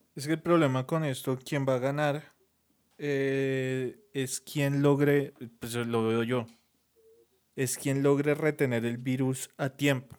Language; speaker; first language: Spanish; native; Spanish